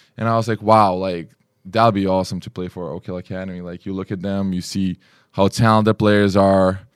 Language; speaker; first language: English; non-native, fluent; Lithuanian